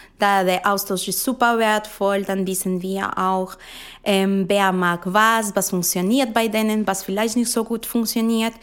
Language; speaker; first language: German; non-native, fluent; Spanish